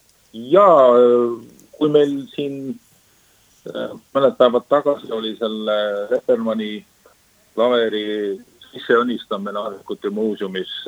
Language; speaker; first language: Estonian; native; Estonian